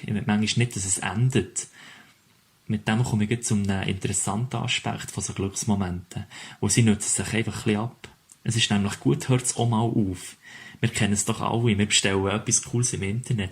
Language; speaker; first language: German; native; German